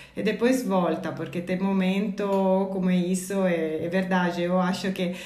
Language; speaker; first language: Portuguese; non-native, fluent; Italian